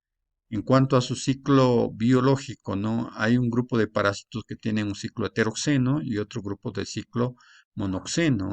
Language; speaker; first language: Spanish; native; Spanish